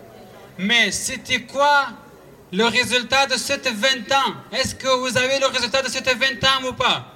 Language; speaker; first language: French; non-native, learner; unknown